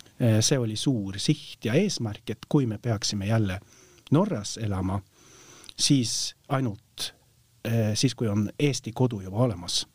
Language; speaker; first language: Estonian; non-native, fluent; Norwegian